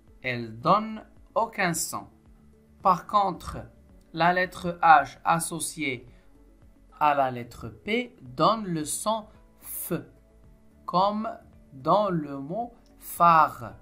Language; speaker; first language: French; non-native, local second language; Arabic